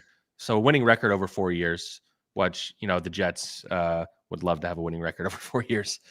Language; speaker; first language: English; native; English